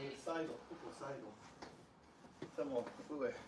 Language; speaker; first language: Japanese; non-native, learner; English